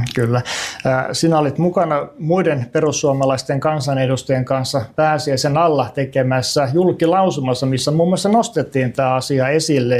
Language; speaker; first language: Finnish; native; Finnish